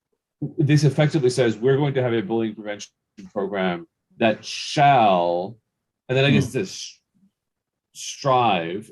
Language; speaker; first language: English; native; English